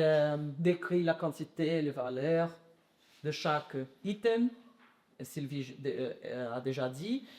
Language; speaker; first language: French; non-native, learner; Portuguese